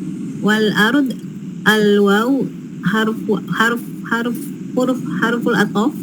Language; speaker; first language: Arabic; non-native, learner; Indonesian